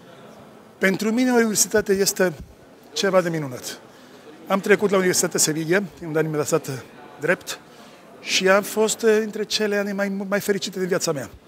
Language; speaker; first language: Romanian; non-native, learner; Spanish